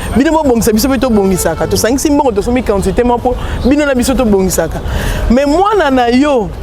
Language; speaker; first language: Lingala; native; Lingala